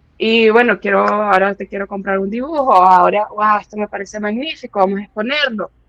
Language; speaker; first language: Spanish; native; Spanish